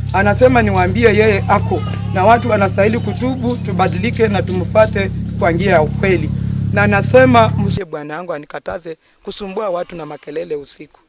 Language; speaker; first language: Swahili; non-native, local second language; Luyia